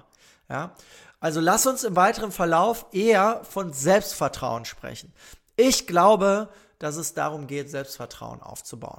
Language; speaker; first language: German; native; German